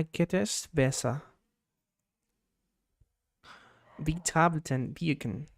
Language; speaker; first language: German; non-native, learner; Spanish